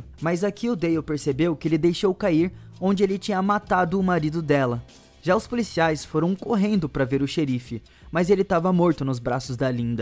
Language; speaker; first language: Portuguese; native; Portuguese